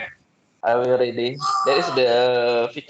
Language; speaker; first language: English; non-native, learner; Indonesian